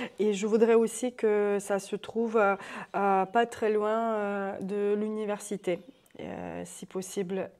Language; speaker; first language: French; non-native, fluent; Russian